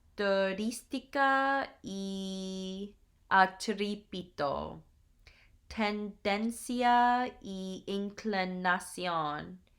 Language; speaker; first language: Spanish; non-native, learner; English